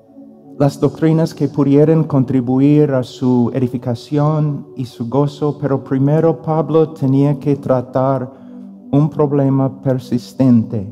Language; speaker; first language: Spanish; non-native, fluent; English